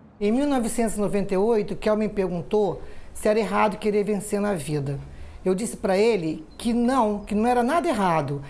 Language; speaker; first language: Portuguese; native; Portuguese